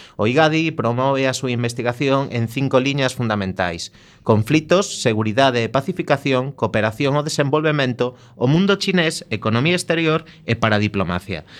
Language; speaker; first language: Galician; native; Galician